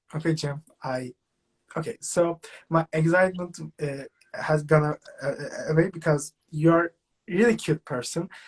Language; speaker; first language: English; non-native, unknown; Turkish